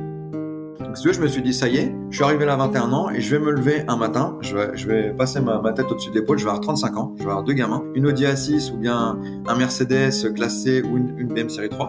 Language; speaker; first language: French; native; French